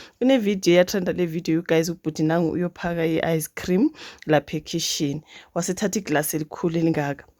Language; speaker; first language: Zulu; native; Zulu